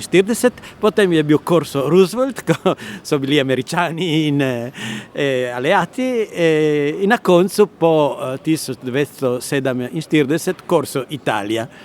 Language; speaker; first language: Slovenian; non-native, learner; Italian